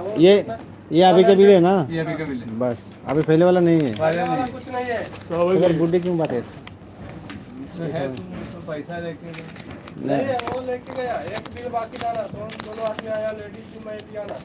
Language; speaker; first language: Hindi; non-native, learner; Bangla